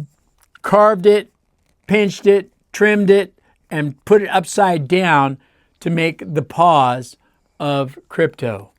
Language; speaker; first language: English; native; English